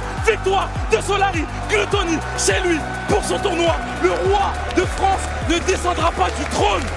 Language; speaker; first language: French; native; French